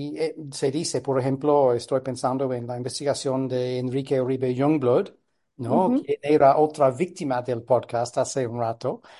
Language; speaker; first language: Spanish; non-native, fluent; English